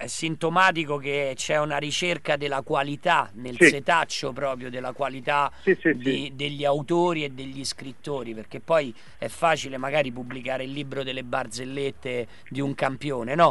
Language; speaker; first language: Italian; native; Italian